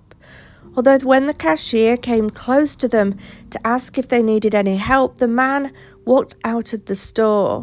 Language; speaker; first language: English; native; English